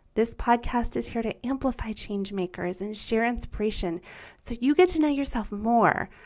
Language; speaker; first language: English; early bilingual, other home language; German